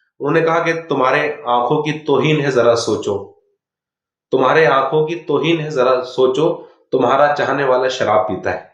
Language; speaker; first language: Urdu; native; Urdu